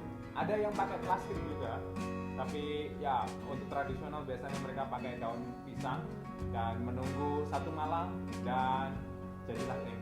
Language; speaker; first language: Indonesian; native; Indonesian